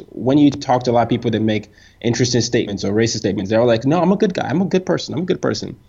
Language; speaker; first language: English; non-native, local second language; Yoruba